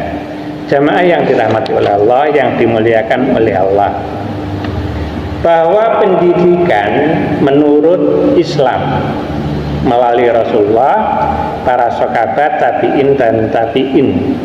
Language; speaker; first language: Indonesian; non-native, local second language; Javanese